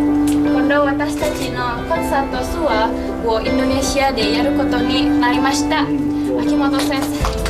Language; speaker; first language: Japanese; non-native, learner; Indonesian